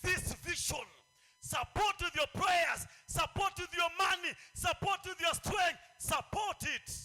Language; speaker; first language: English; non-native, local second language; Swahili